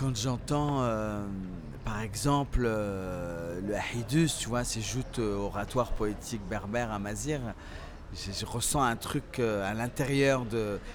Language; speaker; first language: French; early bilingual, other home language; Central Atlas Tamazight